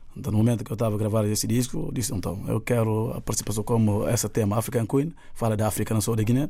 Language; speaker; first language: Portuguese; non-native, local second language; Upper Guinea Crioulo